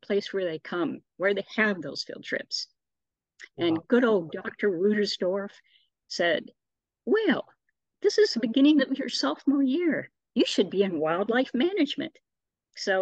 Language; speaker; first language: English; native; English